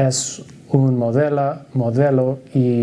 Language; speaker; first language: Spanish; non-native, learner; English